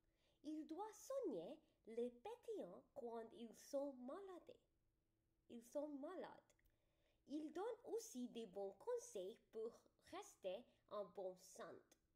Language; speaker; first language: French; non-native, learner; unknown